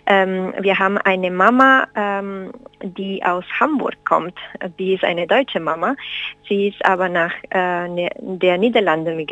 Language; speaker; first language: German; non-native, fluent; Spanish